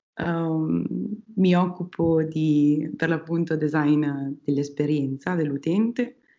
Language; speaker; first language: Italian; native; Italian